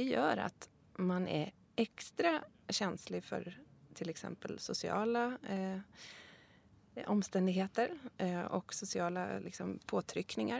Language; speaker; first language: Swedish; native; Swedish